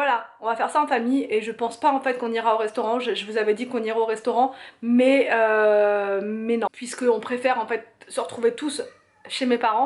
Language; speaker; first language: French; native; French